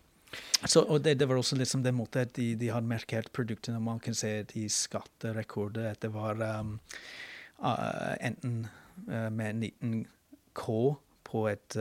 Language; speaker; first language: Norwegian; non-native, fluent; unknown